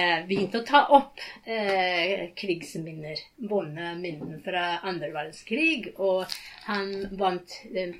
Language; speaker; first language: Norwegian; non-native, fluent; Japanese